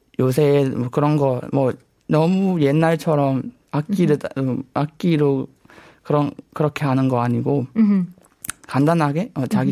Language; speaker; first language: Korean; non-native, fluent; Burmese